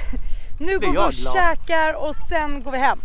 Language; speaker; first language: Swedish; native; Swedish